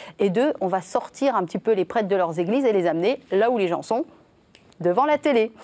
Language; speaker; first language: French; native; French